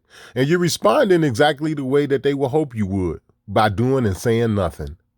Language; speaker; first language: English; native; English